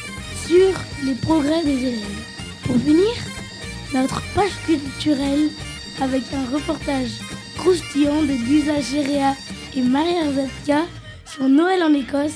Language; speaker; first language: French; native; French